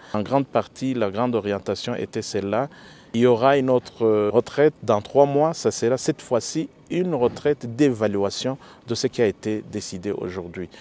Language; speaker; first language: French; non-native, local second language; Rundi